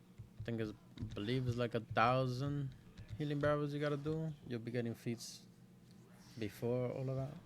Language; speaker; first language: English; native; English